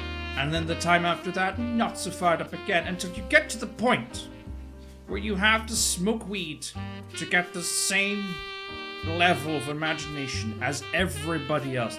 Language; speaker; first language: English; native; English